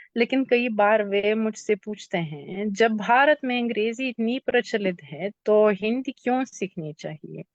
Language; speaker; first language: Hindi; non-native, fluent; Lithuanian